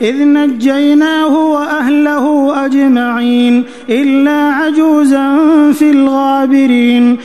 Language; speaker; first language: Arabic; native; Arabic